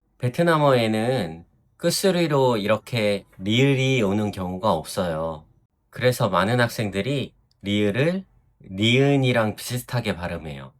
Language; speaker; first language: Korean; native; Korean